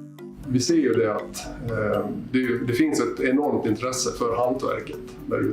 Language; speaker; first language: Swedish; native; Swedish